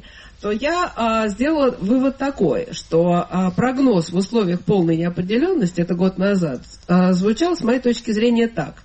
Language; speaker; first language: Russian; native; Russian